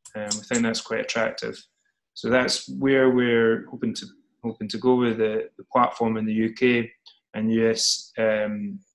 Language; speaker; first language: English; native; English